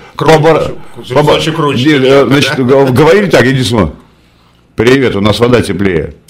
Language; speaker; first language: Russian; native; Russian